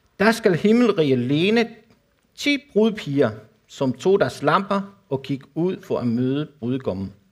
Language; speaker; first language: Danish; non-native, fluent; Spanish